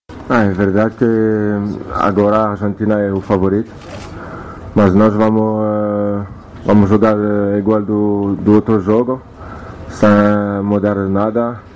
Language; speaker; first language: Portuguese; non-native, fluent; French